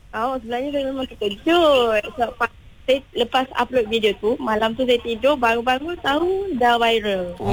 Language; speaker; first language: Malay; early bilingual, other home language; Tamil